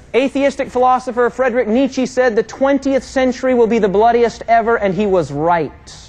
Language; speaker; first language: English; native; English